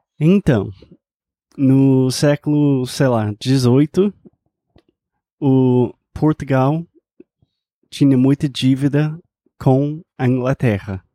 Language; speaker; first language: Portuguese; non-native, fluent; English